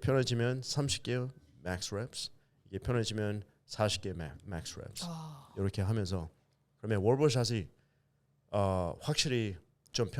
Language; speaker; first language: Korean; early bilingual, heritage; English